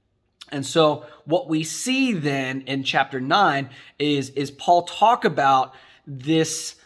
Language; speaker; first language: English; native; English